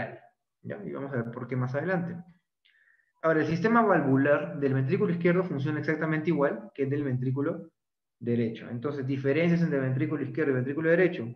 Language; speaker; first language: Spanish; native; Spanish